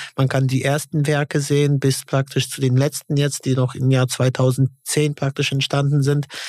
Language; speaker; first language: German; early bilingual, other home language; Polish